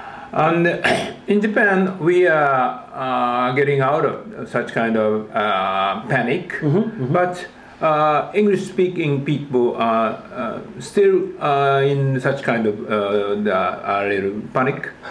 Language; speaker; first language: English; non-native, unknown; Japanese